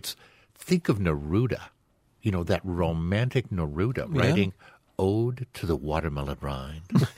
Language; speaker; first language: English; native; English